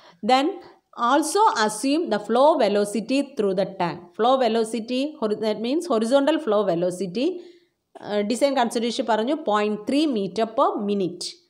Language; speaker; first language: English; non-native, local second language; Malayalam